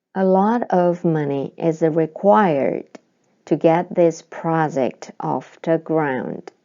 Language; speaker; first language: English; non-native, fluent; Korean